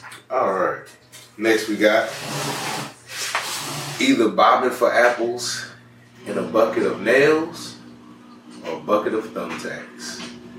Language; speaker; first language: English; native; English